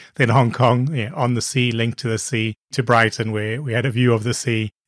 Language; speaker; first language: English; native; English